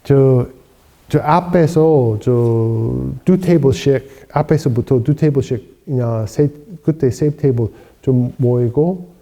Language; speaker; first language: Korean; non-native, fluent; English